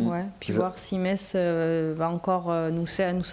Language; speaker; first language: French; native; French